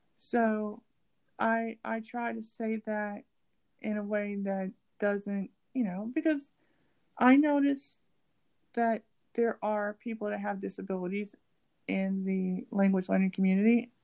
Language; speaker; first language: English; native; English